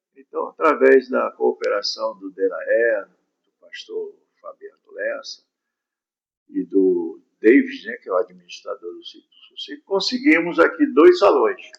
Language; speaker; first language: Portuguese; native; Portuguese